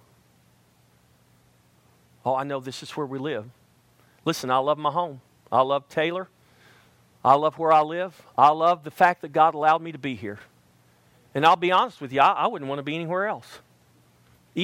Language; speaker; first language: English; native; English